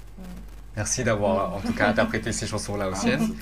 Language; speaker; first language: French; non-native, fluent; Lao